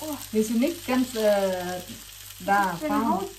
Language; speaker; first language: German; non-native, learner; Vietnamese